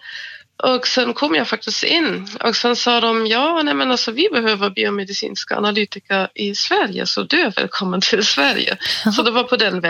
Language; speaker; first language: Swedish; non-native, fluent; German